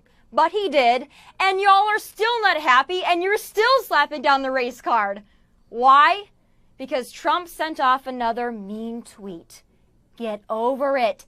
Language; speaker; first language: English; native; English